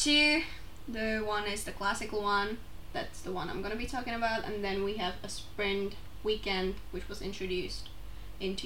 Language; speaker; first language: English; non-native, fluent; Czech